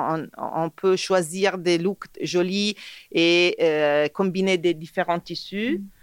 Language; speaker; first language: French; non-native, fluent; Italian